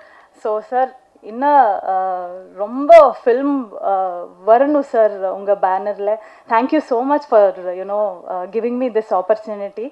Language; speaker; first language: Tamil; non-native, learner; Kannada